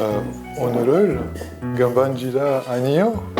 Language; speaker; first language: Korean; non-native, learner; French